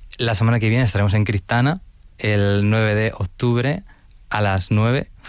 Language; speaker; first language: Spanish; native; Spanish